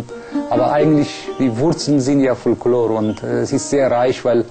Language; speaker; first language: German; non-native, fluent; Persian